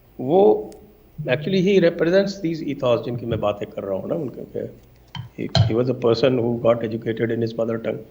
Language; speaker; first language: Hindi; native; Hindi